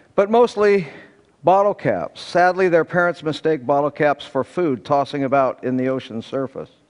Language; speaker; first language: English; native; English